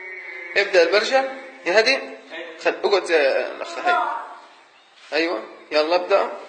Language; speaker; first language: Arabic; native; Arabic